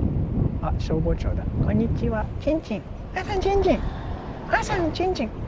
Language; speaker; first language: Japanese; native; Japanese